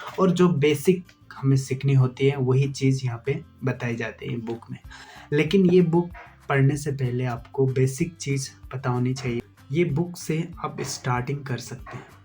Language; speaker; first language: Hindi; non-native, local second language; Assamese